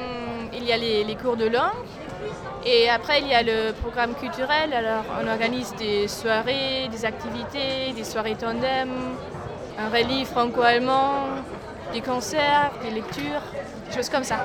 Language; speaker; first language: French; non-native, fluent; German